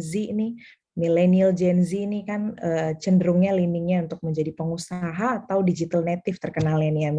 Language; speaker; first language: Indonesian; native; Indonesian